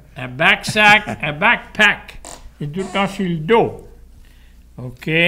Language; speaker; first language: French; early bilingual, heritage; French